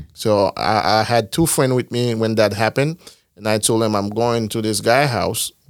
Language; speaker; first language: English; non-native, fluent; Haitian Creole